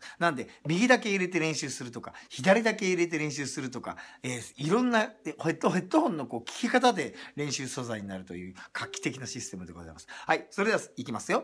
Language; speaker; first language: Japanese; native; Japanese